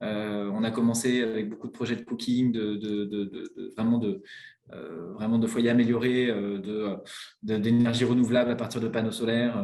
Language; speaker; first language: French; native; French